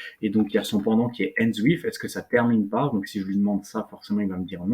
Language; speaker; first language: French; native; French